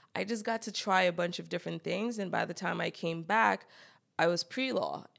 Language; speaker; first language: English; native; English